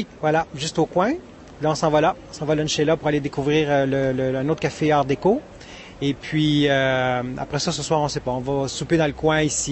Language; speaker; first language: French; native; French